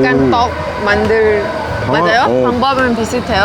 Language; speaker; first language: Korean; non-native, learner; Thai